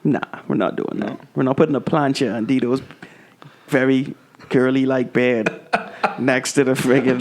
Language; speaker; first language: English; native; English